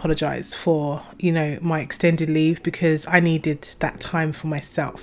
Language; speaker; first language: English; native; English